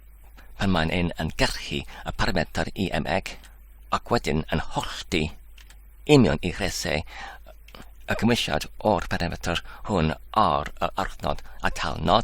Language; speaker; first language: Welsh; non-native, learner; English